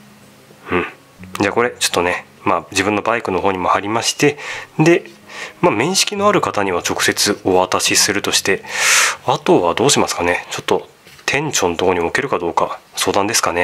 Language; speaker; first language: Japanese; native; Japanese